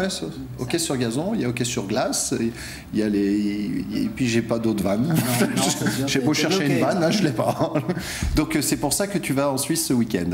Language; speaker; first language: French; native; French